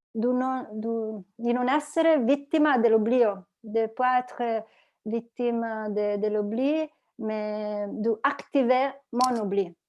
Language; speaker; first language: French; non-native, learner; Italian